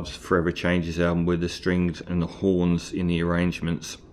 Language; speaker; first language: English; native; English